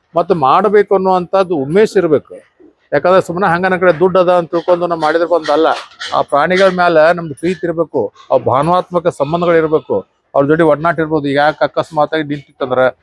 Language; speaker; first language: Kannada; native; Kannada